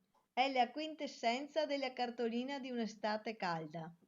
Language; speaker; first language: Italian; native; Italian